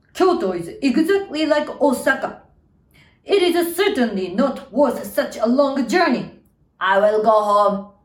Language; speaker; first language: English; non-native, fluent; Japanese